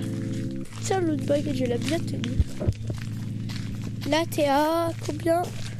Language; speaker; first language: French; native; French